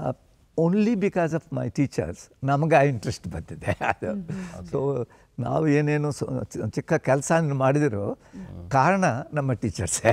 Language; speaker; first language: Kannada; non-native, fluent; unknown